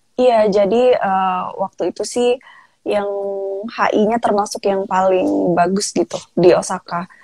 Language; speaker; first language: Indonesian; native; Indonesian